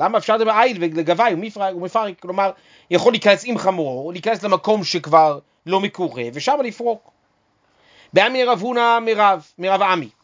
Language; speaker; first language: Hebrew; native; Hebrew